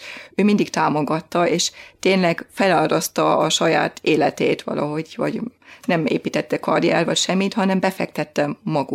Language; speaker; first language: Hungarian; non-native, fluent; German